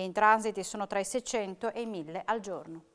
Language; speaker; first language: Italian; native; Italian